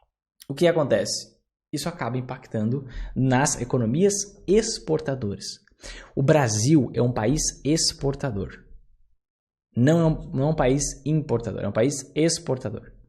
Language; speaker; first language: Portuguese; native; Portuguese